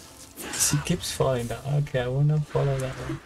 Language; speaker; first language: English; non-native, learner; Japanese